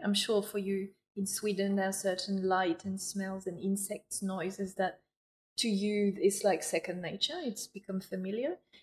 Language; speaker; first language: English; non-native, fluent; French